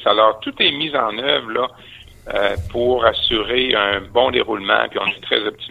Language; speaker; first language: French; native; French